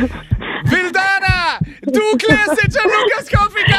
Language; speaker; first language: German; native; German